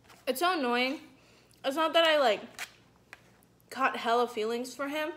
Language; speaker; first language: English; native; English